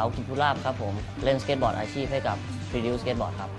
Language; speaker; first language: Thai; native; Thai